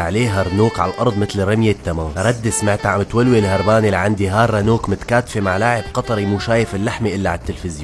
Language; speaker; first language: Arabic; native; Arabic